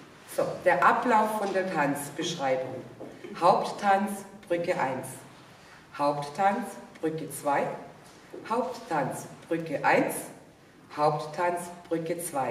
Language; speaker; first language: German; native; German